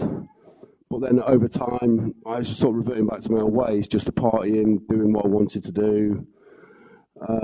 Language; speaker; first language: English; native; English